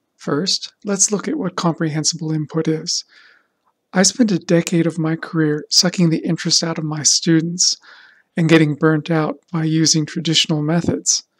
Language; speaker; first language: English; native; English